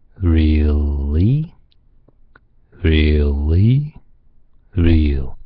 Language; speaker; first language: English; non-native, fluent; Japanese